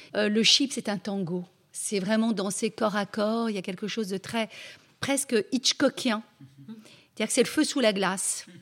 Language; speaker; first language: French; native; French